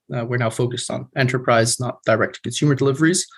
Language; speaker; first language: English; non-native, fluent; Polish